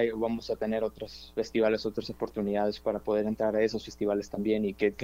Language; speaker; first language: Spanish; early bilingual, heritage; Spanish